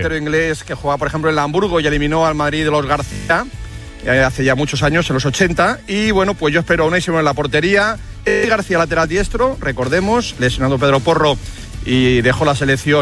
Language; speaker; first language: Spanish; native; Spanish